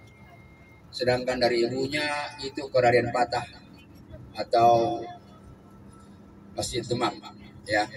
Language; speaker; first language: Indonesian; native; Indonesian